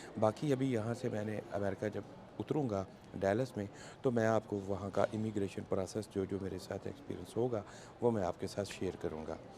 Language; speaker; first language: Urdu; non-native, local second language; Punjabi